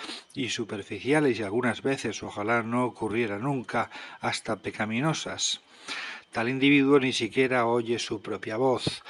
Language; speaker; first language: Spanish; native; Spanish